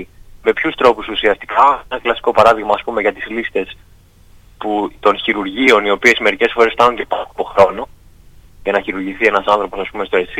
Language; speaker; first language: Greek; native; Greek